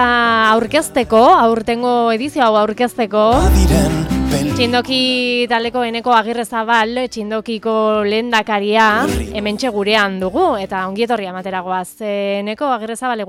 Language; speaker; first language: Basque; native; Basque